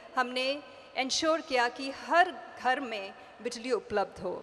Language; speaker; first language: Hindi; native; Hindi